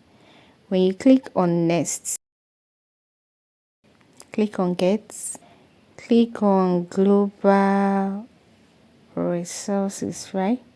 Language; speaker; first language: English; non-native, local second language; Igbo